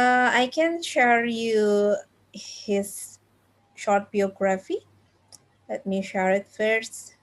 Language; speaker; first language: English; non-native, fluent; Indonesian